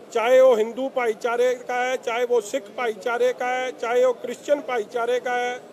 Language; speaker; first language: Hindi; non-native, local second language; Punjabi